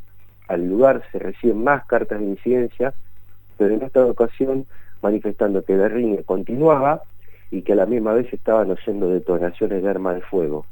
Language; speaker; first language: Spanish; native; Spanish